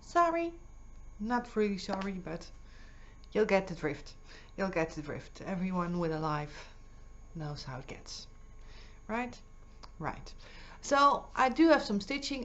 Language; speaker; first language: English; non-native, fluent; Dutch